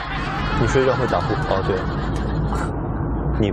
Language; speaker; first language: Chinese; native; Chinese